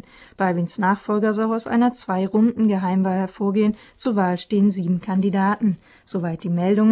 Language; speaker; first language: German; native; German